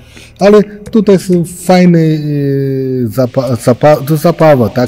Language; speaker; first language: Polish; non-native, learner; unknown